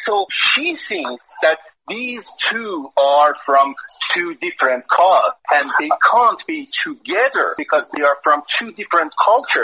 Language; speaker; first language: English; non-native, fluent; Persian